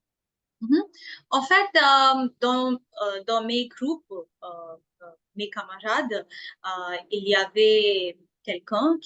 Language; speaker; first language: French; non-native, fluent; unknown